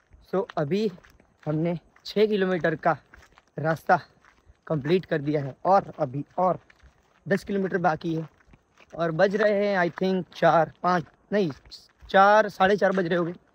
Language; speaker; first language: Hindi; non-native, local second language; Gujarati